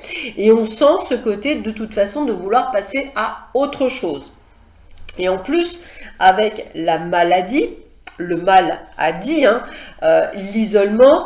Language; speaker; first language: French; native; French